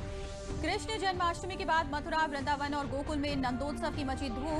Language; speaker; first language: Hindi; native; Hindi